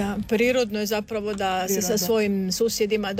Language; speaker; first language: Serbian; native; Serbian